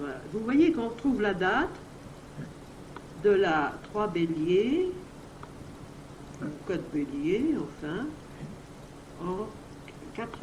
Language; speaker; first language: French; native; French